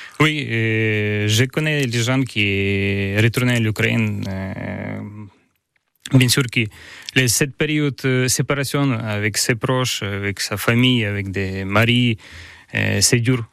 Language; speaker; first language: French; non-native, learner; Ukrainian